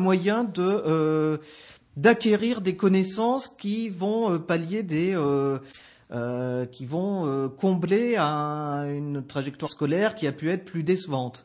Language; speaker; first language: French; native; French